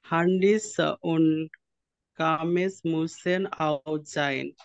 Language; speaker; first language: German; non-native, learner; Bangla